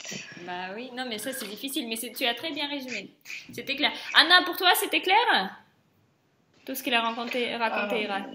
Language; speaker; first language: French; non-native, fluent; Russian